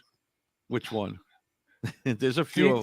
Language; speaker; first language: English; native; English